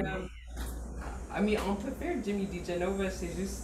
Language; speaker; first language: French; non-native, fluent; English